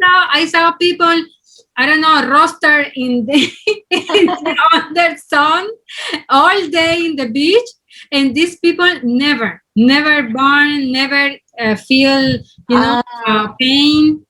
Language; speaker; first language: English; non-native, learner; Spanish